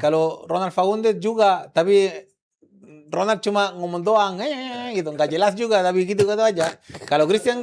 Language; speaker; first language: Indonesian; non-native, fluent; Spanish